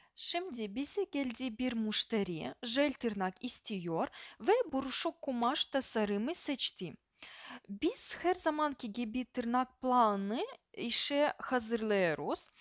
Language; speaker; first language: Turkish; non-native, fluent; Russian